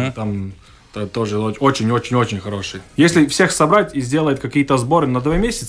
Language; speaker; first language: Russian; non-native, local second language; Latvian